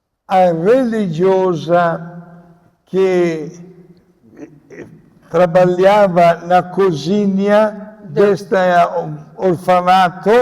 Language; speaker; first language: Portuguese; non-native, fluent; Italian